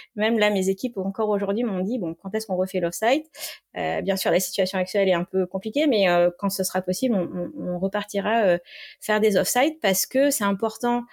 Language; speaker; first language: French; native; French